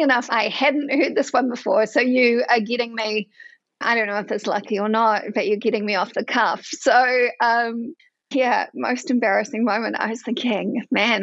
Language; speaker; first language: English; native; English